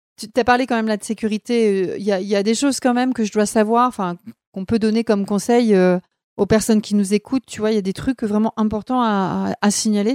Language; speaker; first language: French; native; French